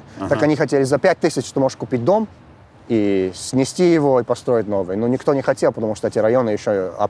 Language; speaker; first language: Russian; early bilingual, heritage; English